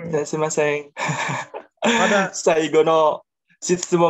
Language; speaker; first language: Japanese; non-native, learner; Indonesian